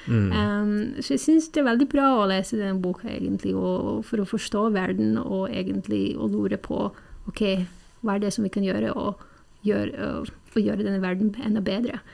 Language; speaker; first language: Norwegian; non-native, fluent; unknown